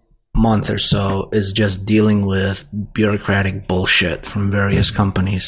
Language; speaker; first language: English; non-native, fluent; Russian